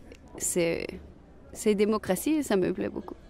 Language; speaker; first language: French; non-native, local second language; Swiss German